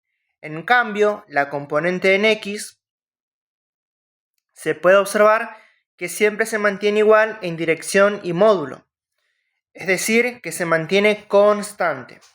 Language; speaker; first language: Spanish; native; Spanish